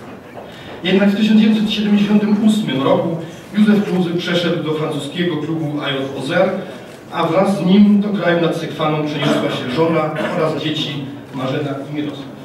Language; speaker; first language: Polish; native; Polish